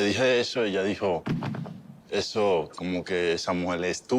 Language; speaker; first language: Spanish; native; Spanish